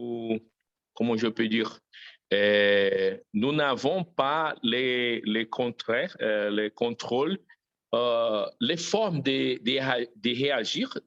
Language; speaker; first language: French; non-native, learner; Portuguese